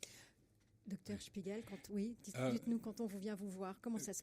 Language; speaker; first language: French; native; French